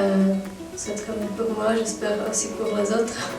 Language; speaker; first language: French; non-native, fluent; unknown